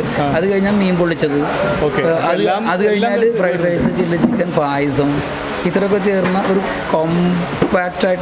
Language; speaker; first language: Malayalam; native; Malayalam